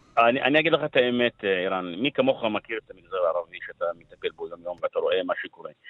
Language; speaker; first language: Hebrew; non-native, local second language; Arabic